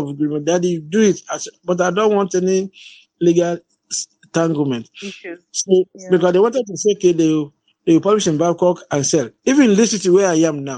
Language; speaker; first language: English; non-native, local second language; Igbo